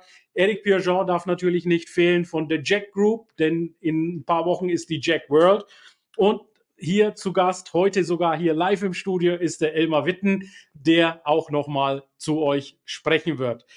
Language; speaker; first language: German; native; German